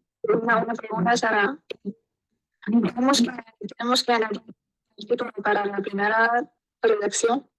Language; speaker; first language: Spanish; non-native, learner; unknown